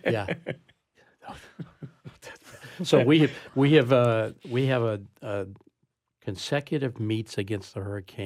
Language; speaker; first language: English; native; English